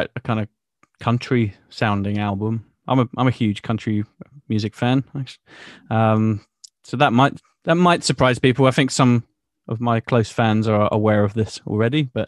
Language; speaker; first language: English; native; English